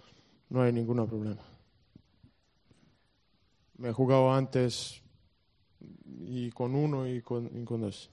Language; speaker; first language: Spanish; non-native, learner; Serbian